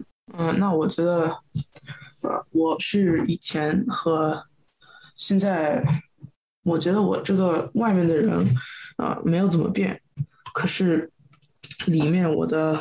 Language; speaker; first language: Chinese; early bilingual, heritage; Chinese